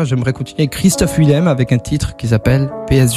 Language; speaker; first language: French; native; French